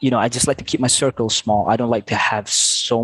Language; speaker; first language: English; non-native, local second language; Malay